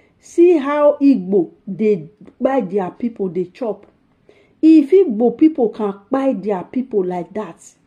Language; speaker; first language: Nigerian Pidgin; non-native, local second language; Bini